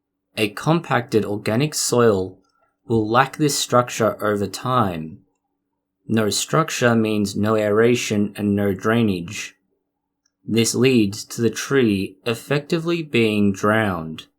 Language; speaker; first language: English; native; English